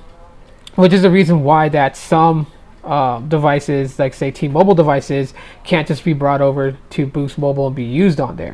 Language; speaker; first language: English; native; English